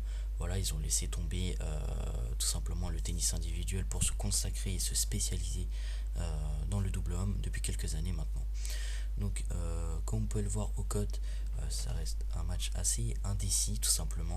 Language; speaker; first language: French; native; French